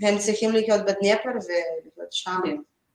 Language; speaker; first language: Hebrew; non-native, learner; Russian